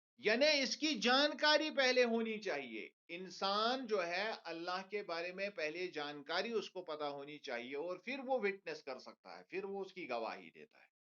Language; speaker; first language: Urdu; non-native, local second language; Kashmiri